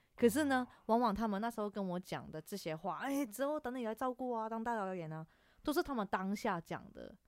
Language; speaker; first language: Chinese; non-native, local second language; Cantonese